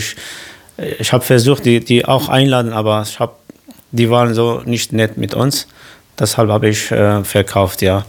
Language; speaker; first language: German; non-native, learner; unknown